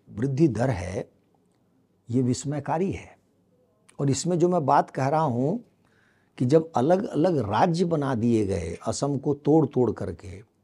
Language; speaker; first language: Hindi; native; Hindi